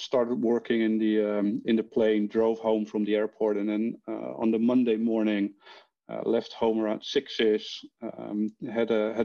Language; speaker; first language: English; non-native, fluent; Dutch